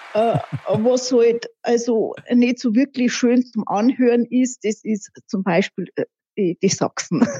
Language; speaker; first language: German; native; German